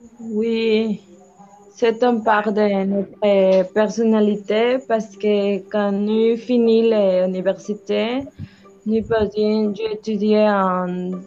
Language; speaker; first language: French; non-native, learner; Spanish